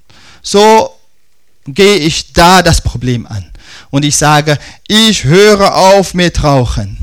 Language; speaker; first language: German; non-native, fluent; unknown